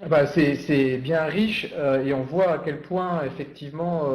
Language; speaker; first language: French; native; French